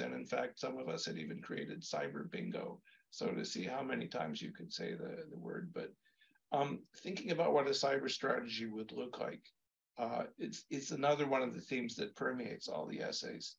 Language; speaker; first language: English; native; English